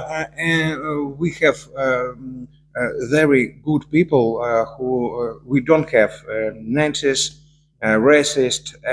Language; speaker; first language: English; non-native, learner; Russian